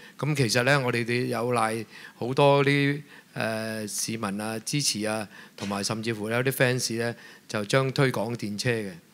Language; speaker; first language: Cantonese; native; Cantonese